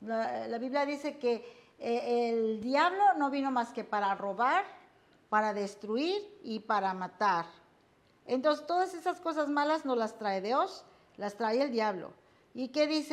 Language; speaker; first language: Spanish; native; Spanish